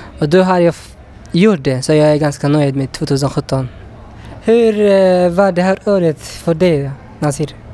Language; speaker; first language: Swedish; non-native, learner; Tigrinya